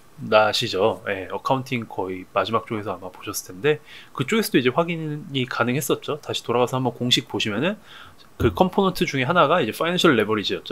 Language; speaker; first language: Korean; native; Korean